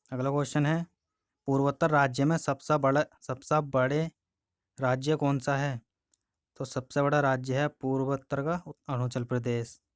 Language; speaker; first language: Hindi; native; Hindi